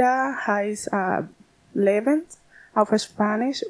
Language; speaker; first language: German; non-native, learner; Spanish